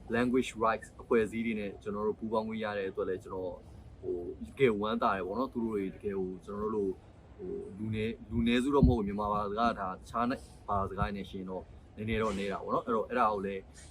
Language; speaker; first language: Burmese; native; Burmese